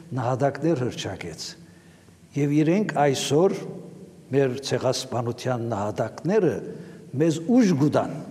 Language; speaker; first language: Armenian; native; Armenian